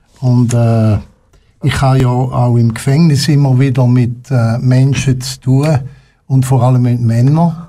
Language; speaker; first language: German; non-native, local second language; French